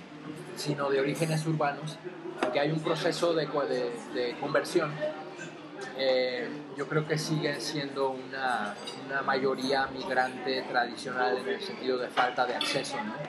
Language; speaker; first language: Spanish; non-native, fluent; English